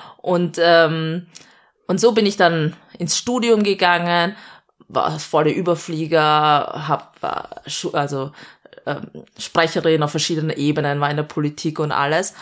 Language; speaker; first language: German; early bilingual, other home language; Malayalam